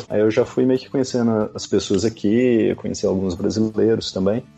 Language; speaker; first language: Portuguese; native; Portuguese